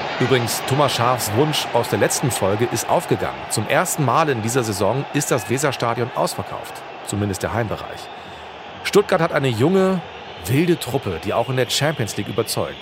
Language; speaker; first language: German; native; German